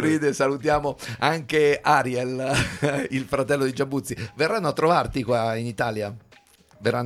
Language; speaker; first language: Italian; native; Italian